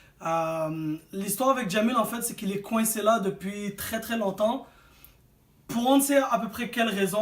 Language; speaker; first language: French; native; French